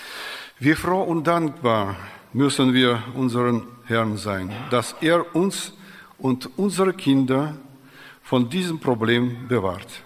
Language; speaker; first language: German; non-native, fluent; Russian